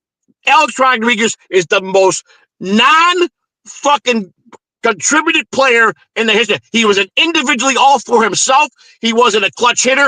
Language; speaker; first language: English; native; English